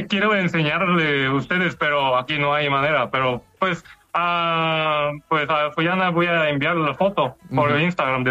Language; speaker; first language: Spanish; non-native, fluent; Korean